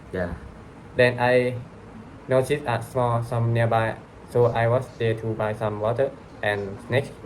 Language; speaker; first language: English; non-native, learner; Thai